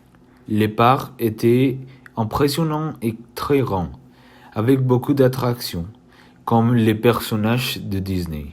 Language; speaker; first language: French; non-native, learner; Spanish